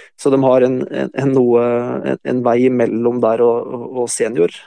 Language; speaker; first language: Norwegian; native; Norwegian